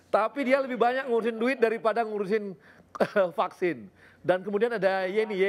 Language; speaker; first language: Indonesian; native; Indonesian